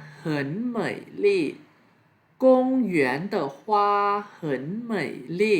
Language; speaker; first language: Chinese; non-native, fluent; Thai